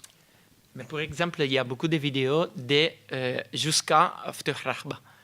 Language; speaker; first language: French; non-native, fluent; Italian